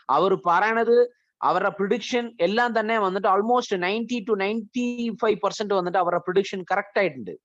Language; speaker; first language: Malayalam; early bilingual, heritage; Malayalam